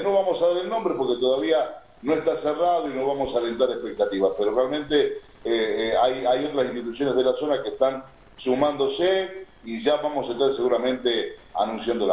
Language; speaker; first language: Spanish; native; Spanish